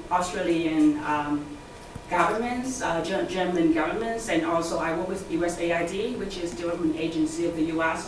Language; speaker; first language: English; non-native, fluent; Vietnamese